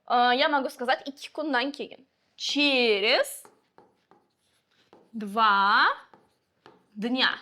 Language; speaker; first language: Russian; non-native, local second language; Uzbek